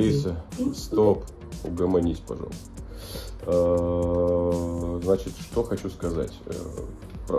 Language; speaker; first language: Russian; native; Russian